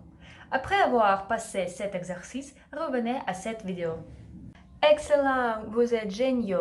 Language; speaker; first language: French; non-native, fluent; Russian